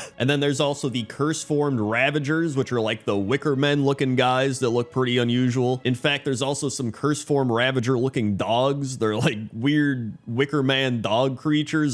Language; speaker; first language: English; native; English